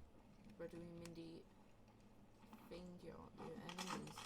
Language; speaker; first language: Welsh; non-native, learner; English